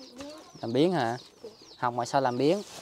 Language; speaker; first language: Vietnamese; native; Vietnamese